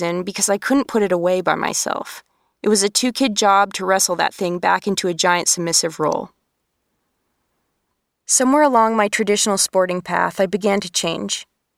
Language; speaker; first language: English; native; English